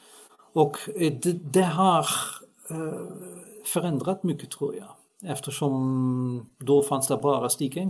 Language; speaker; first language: Swedish; non-native, fluent; Dutch